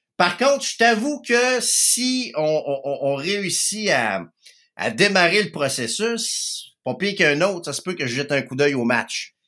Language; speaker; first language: French; native; French